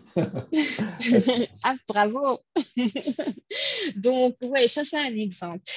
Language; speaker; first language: French; non-native, fluent; English